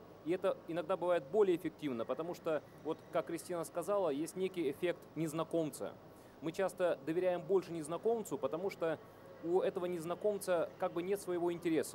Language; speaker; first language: Russian; native; Russian